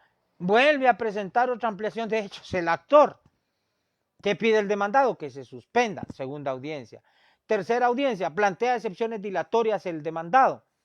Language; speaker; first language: Spanish; native; Spanish